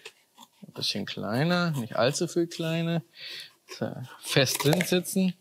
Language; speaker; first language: German; native; German